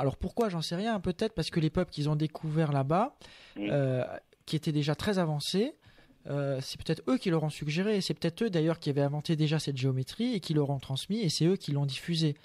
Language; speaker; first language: French; native; French